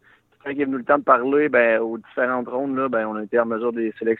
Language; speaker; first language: French; native; French